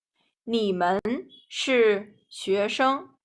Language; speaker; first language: Chinese; non-native, fluent; Nepali